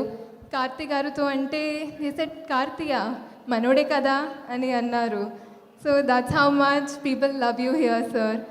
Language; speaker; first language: Telugu; non-native, fluent; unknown